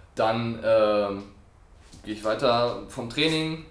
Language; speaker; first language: German; non-native, fluent; French